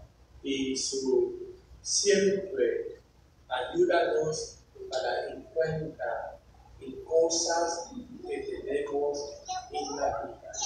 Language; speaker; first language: Spanish; non-native, fluent; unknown